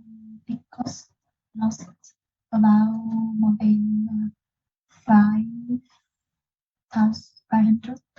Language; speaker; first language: English; non-native, learner; Vietnamese